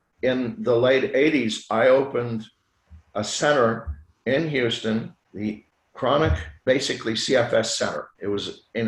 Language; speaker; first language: English; non-native, fluent; French